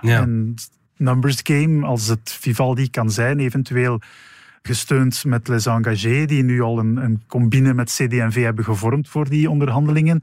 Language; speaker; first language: Dutch; native; Dutch